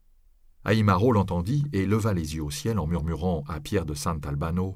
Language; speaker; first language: French; native; French